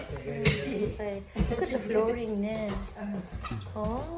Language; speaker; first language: English; non-native, learner; Japanese